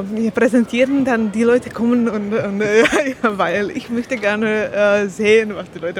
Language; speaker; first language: German; non-native, learner; Slovak